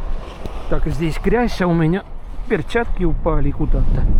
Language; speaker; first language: Russian; non-native, local second language; Estonian